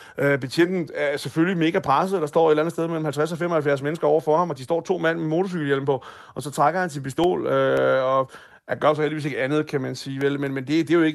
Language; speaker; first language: Danish; native; Danish